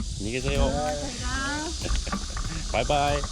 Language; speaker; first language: Korean; non-native, learner; English